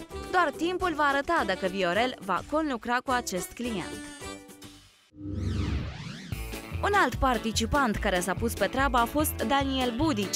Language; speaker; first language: Romanian; native; Romanian